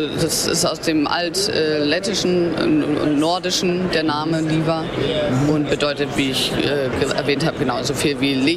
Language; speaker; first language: German; non-native, local second language; Latvian